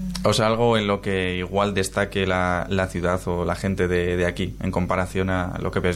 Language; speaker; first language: Spanish; native; Spanish